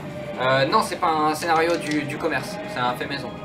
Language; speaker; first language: French; native; French